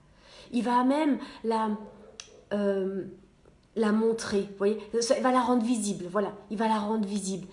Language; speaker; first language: French; native; French